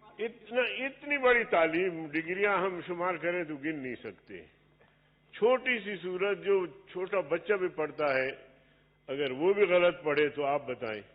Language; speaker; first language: Urdu; non-native, local second language; Pashto